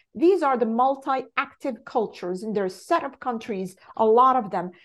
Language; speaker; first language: English; non-native, fluent; Arabic